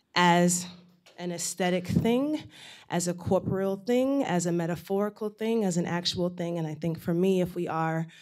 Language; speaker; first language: English; native; English